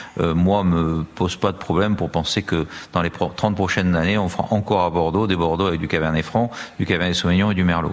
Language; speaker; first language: French; native; French